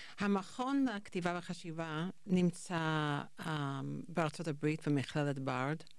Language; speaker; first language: Hebrew; non-native, fluent; English